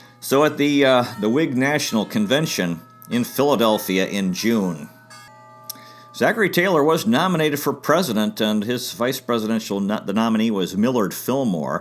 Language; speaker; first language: English; native; English